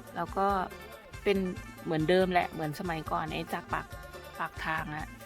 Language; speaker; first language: Thai; native; Thai